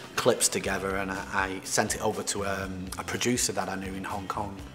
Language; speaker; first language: English; native; English